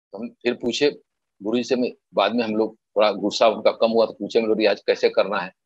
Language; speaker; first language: Hindi; native; Hindi